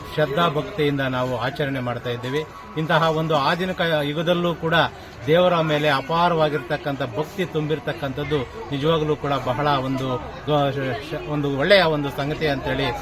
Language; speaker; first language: Kannada; native; Kannada